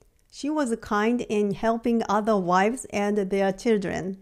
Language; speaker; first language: English; non-native, fluent; Japanese